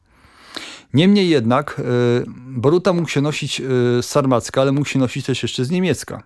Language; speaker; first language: Polish; native; Polish